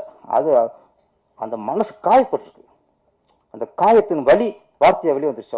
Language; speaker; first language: Tamil; native; Tamil